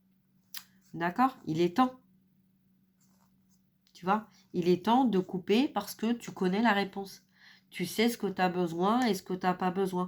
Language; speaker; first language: French; native; French